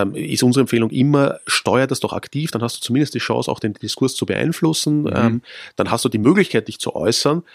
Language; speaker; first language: German; native; German